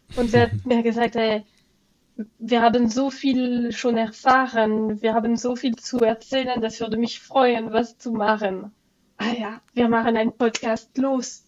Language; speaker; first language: German; non-native, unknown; French